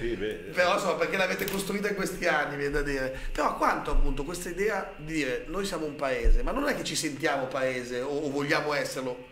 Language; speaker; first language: Italian; native; Italian